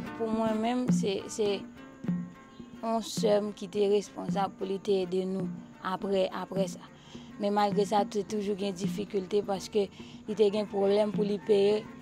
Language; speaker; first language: Haitian Creole; native; Haitian Creole